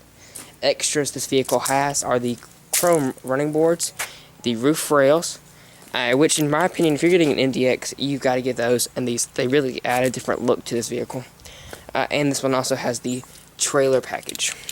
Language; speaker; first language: English; native; English